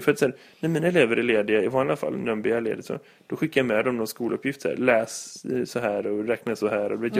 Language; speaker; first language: Swedish; native; Swedish